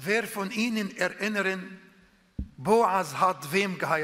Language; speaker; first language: German; non-native, fluent; Arabic